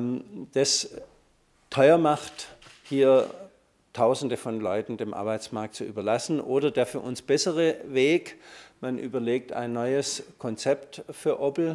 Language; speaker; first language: German; native; German